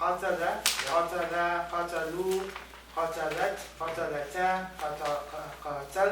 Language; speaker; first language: Arabic; non-native, learner; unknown